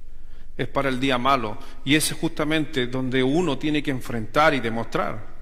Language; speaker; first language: Spanish; native; Spanish